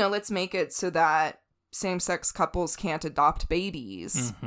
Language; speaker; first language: English; native; English